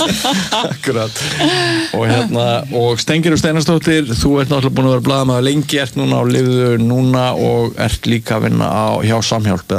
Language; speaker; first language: Icelandic; native; Icelandic